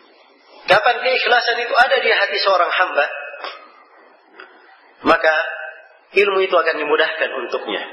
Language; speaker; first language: Indonesian; native; Indonesian